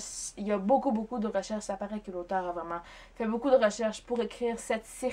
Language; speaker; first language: French; native; French